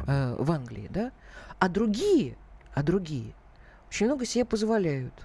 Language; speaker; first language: Russian; native; Russian